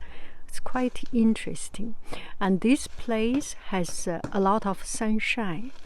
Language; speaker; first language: English; non-native, fluent; Chinese